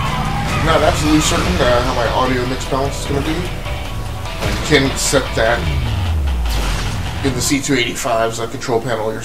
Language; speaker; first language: English; native; English